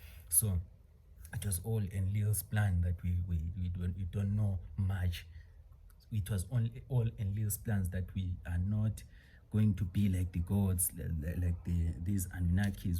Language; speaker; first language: English; non-native, local second language; Xhosa